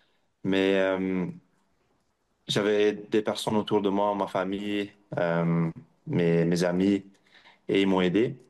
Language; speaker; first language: French; non-native, local second language; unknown